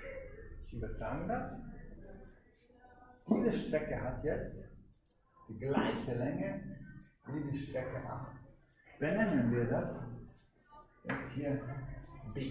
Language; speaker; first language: German; non-native, fluent; Hungarian